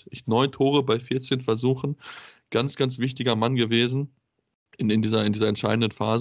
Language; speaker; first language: German; native; German